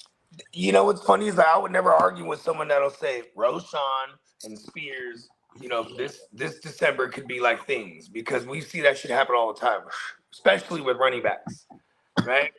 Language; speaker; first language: English; native; English